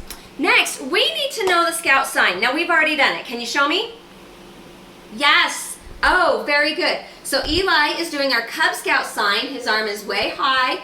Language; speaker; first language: English; native; English